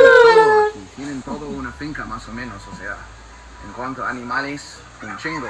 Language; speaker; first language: Spanish; non-native, fluent; English